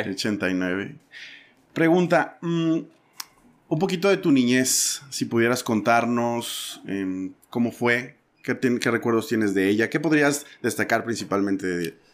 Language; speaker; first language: Spanish; native; Spanish